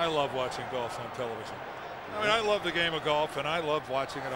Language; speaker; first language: English; native; English